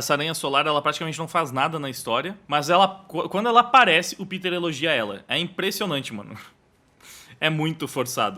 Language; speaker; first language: Portuguese; native; Portuguese